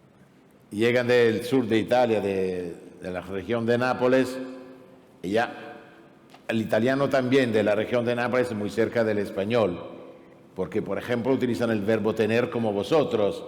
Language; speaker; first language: Spanish; non-native, fluent; Italian